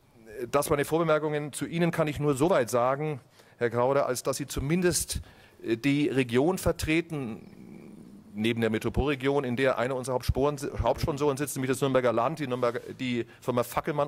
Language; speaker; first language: German; native; German